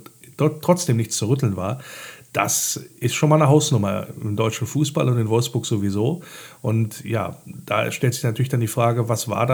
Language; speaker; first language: German; native; German